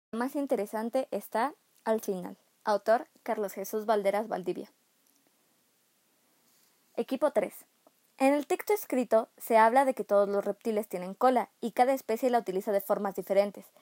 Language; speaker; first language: Spanish; native; Spanish